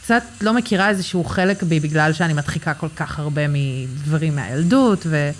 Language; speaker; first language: Hebrew; early bilingual, other home language; English